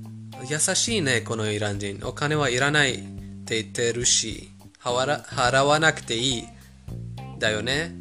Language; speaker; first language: Japanese; non-native, fluent; Persian